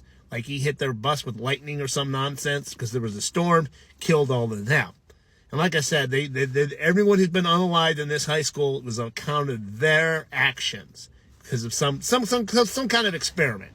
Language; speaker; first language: English; native; English